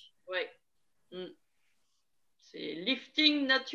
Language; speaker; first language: French; early bilingual, other home language; Vietnamese